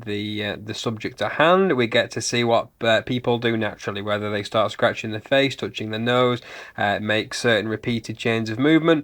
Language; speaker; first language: English; native; English